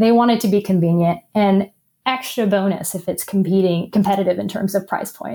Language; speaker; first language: English; native; English